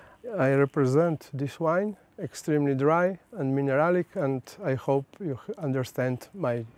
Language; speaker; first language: English; non-native, learner; Slovenian